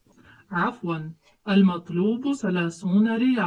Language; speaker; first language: Arabic; non-native, learner; Tajik